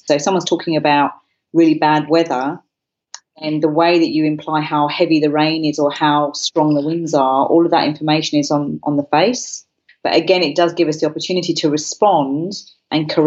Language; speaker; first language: English; non-native, local second language; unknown